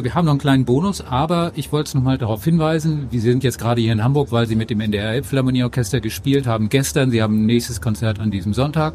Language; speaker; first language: German; native; German